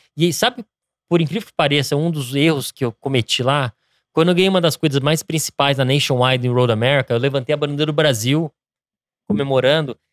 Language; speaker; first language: Portuguese; early bilingual, other home language; English